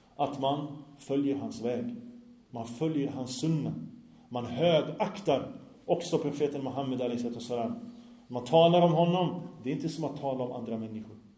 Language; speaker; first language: Swedish; non-native, fluent; Arabic